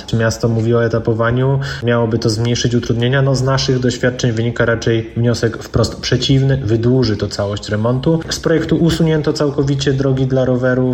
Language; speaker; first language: Polish; native; Polish